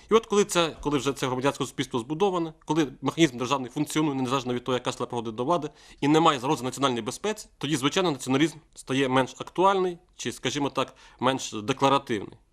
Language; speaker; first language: Ukrainian; native; Ukrainian